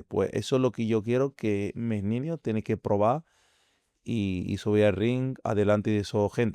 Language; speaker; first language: Spanish; non-native, fluent; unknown